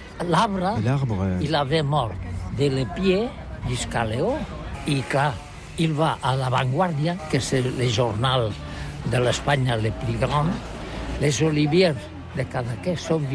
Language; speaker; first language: French; non-native, learner; Catalan